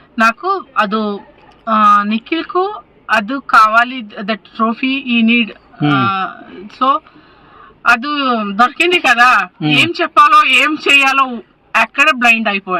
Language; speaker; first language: Telugu; non-native, learner; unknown